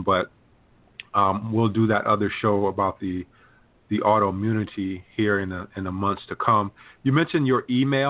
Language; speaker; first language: English; native; English